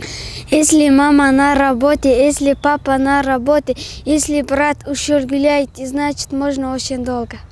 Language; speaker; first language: Russian; non-native, learner; Kyrgyz